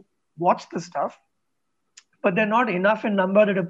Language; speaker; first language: English; non-native, local second language; Tamil